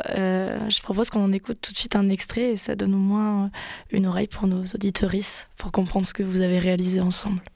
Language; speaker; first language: French; native; French